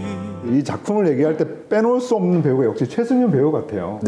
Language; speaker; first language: Korean; native; Korean